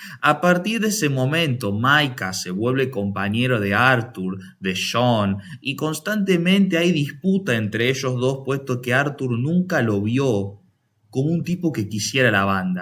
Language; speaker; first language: Spanish; native; Spanish